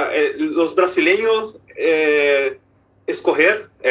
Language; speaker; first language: Spanish; non-native, fluent; Portuguese